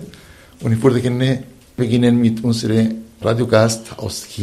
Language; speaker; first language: German; non-native, fluent; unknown